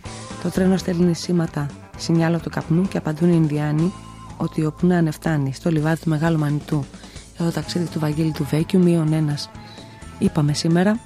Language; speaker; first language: Greek; native; Greek